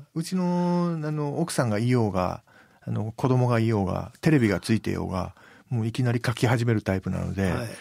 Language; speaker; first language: Japanese; native; Japanese